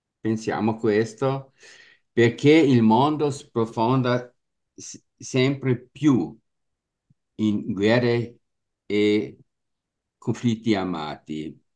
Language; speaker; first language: Italian; non-native, learner; German